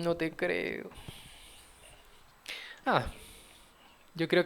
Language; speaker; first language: Spanish; early bilingual, heritage; Portuguese